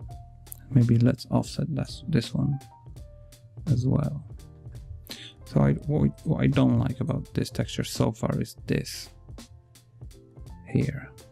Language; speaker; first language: English; non-native, fluent; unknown